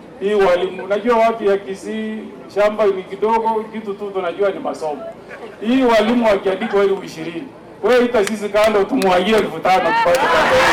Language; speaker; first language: Swahili; non-native, local second language; Gusii